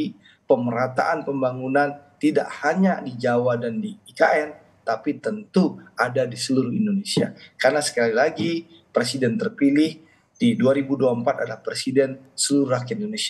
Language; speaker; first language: Indonesian; native; Indonesian